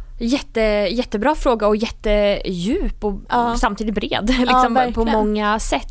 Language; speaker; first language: Swedish; native; Swedish